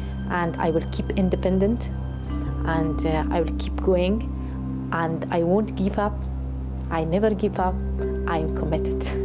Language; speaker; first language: English; non-native, fluent; Persian